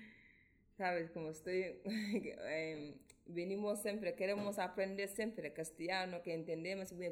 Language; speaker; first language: Spanish; non-native, learner; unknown